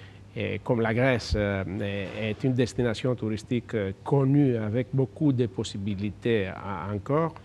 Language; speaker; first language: French; non-native, fluent; Greek